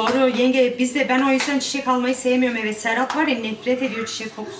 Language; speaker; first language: Turkish; native; Turkish